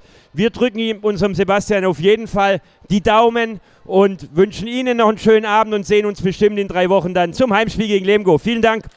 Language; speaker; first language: German; native; German